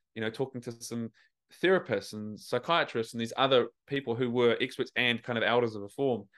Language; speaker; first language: English; native; English